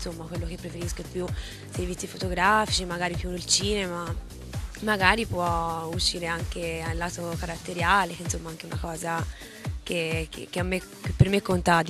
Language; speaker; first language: Italian; native; Italian